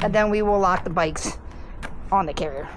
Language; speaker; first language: English; native; English